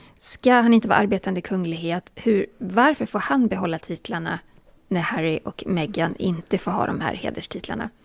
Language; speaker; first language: Swedish; native; Swedish